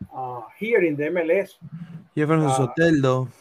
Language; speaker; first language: English; non-native, learner; Spanish